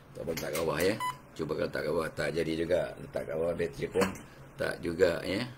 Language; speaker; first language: Malay; native; Malay